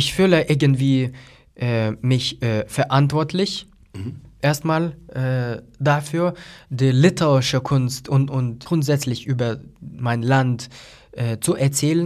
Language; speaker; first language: German; non-native, fluent; Lithuanian